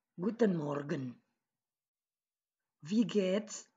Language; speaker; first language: German; non-native, learner; Indonesian